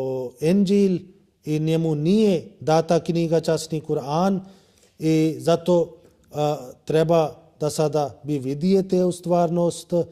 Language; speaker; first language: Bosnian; non-native, learner; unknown